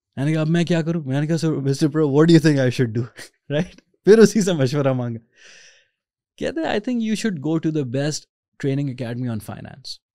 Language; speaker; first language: Urdu; native; Urdu